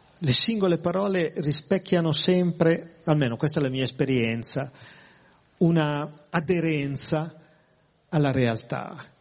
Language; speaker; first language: Italian; native; Italian